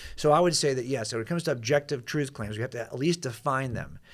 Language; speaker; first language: English; native; English